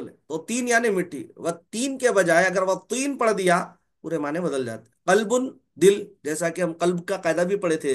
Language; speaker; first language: Urdu; native; Urdu